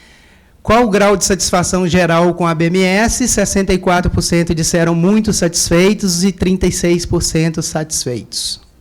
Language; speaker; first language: Portuguese; native; Portuguese